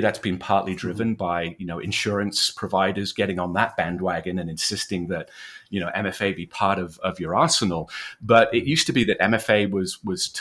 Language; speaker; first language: English; native; English